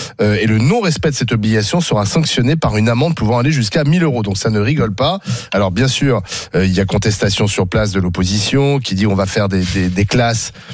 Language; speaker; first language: French; native; French